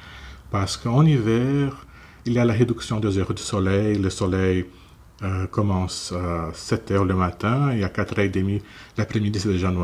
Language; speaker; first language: French; non-native, fluent; Portuguese